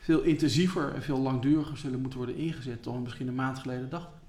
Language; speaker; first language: Dutch; native; Dutch